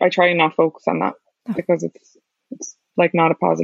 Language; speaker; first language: English; native; English